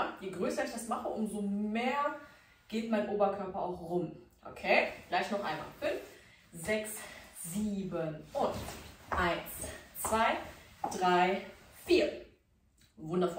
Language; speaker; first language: German; native; German